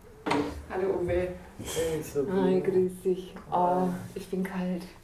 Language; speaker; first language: German; native; German